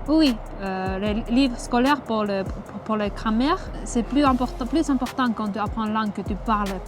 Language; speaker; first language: French; non-native, fluent; Finnish